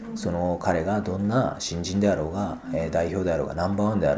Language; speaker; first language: Japanese; native; Japanese